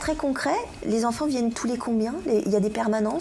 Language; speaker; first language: French; native; French